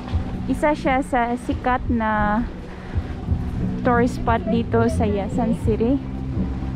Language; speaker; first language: Filipino; non-native, local second language; Hiligaynon